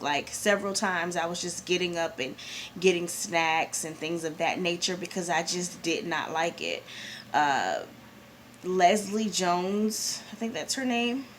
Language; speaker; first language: English; native; English